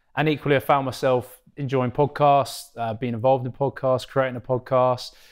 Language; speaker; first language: English; native; English